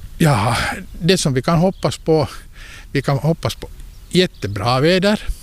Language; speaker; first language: Swedish; native; Swedish